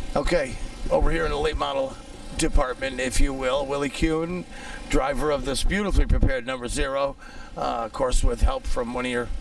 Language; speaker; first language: English; native; English